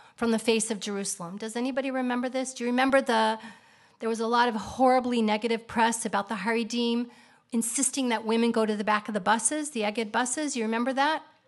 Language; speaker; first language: English; native; English